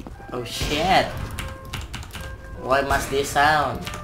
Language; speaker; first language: English; non-native, learner; Indonesian